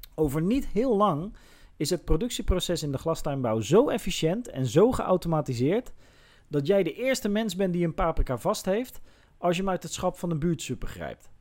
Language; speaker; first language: Dutch; native; Dutch